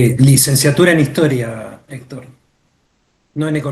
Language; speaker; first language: Spanish; native; Spanish